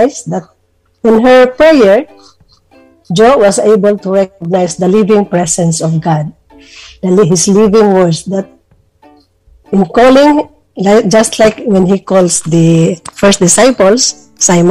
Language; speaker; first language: English; non-native, local second language; Cebuano